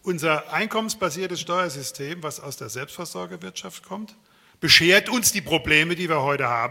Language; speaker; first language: German; native; German